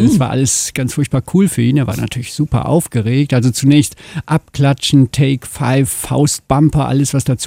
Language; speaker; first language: German; native; German